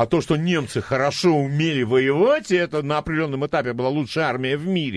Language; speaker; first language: Russian; native; Russian